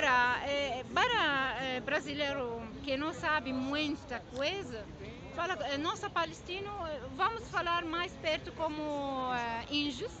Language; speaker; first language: Portuguese; non-native, learner; Arabic